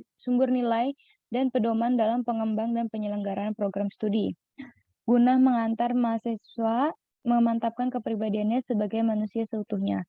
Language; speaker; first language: Indonesian; native; Indonesian